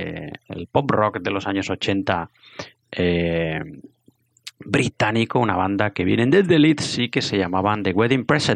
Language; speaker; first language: Spanish; native; Spanish